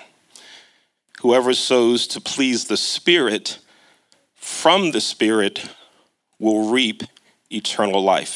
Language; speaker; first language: English; native; English